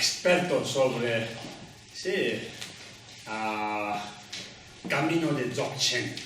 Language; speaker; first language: Spanish; non-native, learner; Tibetan